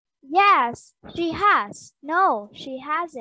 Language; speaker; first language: English; non-native, learner; Vietnamese